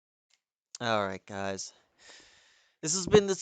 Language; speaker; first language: English; native; English